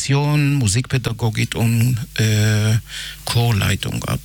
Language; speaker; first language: German; non-native, fluent; Hebrew